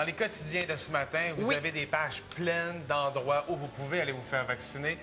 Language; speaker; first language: French; native; French